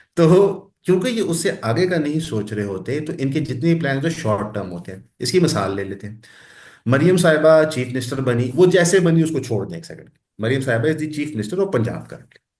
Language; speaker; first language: Urdu; non-native, local second language; Punjabi